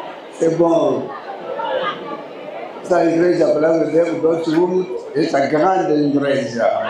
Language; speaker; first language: Portuguese; non-native, learner; Lingala